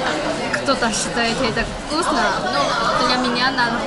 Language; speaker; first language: Russian; non-native, fluent; Chinese